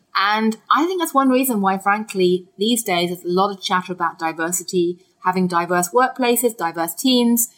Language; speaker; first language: English; native; English